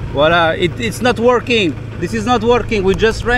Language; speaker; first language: English; non-native, learner; French